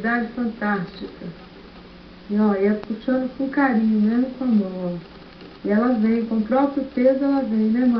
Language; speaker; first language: Portuguese; native; Portuguese